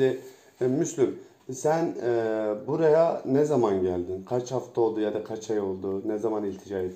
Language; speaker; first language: Turkish; native; Turkish